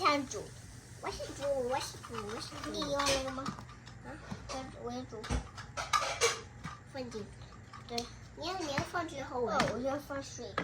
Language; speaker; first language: Chinese; early bilingual, heritage; Chinese